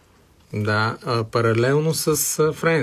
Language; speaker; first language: Bulgarian; native; Bulgarian